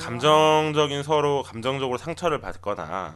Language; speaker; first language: Korean; native; Korean